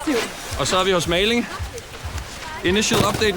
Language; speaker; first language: Danish; native; Danish